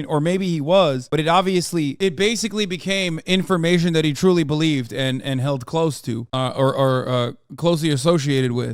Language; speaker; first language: English; native; English